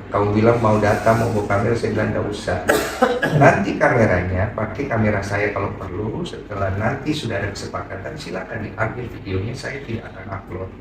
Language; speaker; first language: Indonesian; native; Indonesian